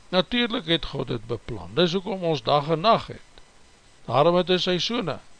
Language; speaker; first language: Afrikaans; native; Afrikaans